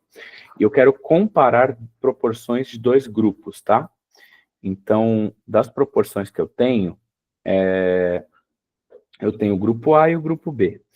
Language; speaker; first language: Portuguese; native; Portuguese